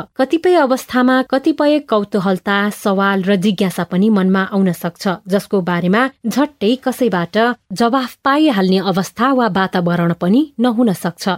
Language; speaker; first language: Nepali; native; Nepali